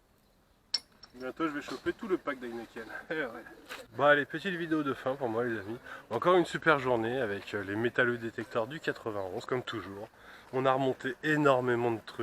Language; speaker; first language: French; native; French